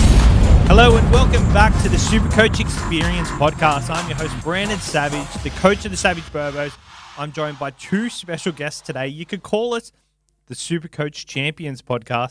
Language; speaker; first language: English; native; English